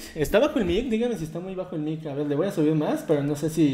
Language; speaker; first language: Spanish; native; Spanish